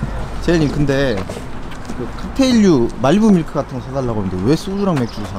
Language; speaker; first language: Korean; native; Korean